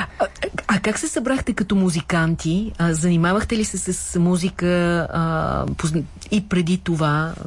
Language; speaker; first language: Bulgarian; native; Bulgarian